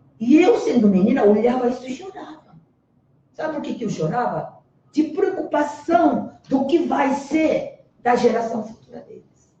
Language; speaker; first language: Portuguese; early bilingual, other home language; Korean